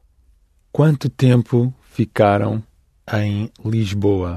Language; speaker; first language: Portuguese; non-native, learner; English